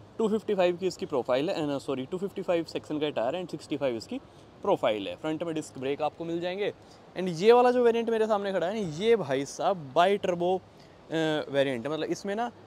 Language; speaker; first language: Hindi; native; Hindi